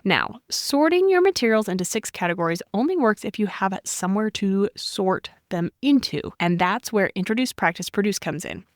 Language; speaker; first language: English; native; English